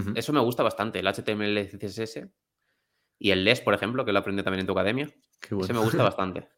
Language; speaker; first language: Spanish; native; Spanish